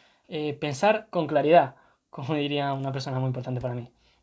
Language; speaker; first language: Spanish; native; Spanish